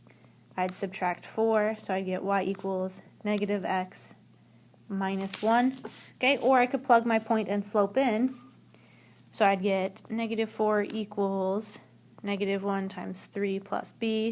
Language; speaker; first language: English; native; English